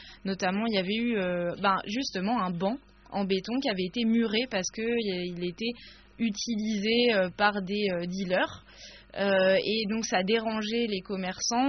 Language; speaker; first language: French; native; French